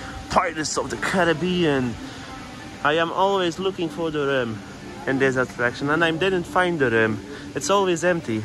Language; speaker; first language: English; non-native, learner; Dutch